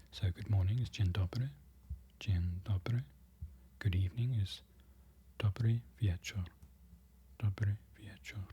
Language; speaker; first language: Polish; non-native, learner; English